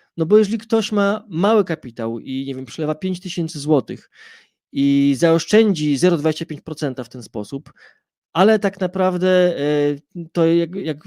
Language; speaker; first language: Polish; native; Polish